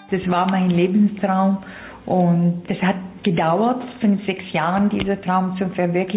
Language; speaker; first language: German; non-native, fluent; Arabic